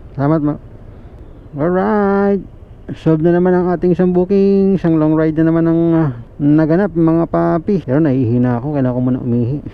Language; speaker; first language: Filipino; native; Filipino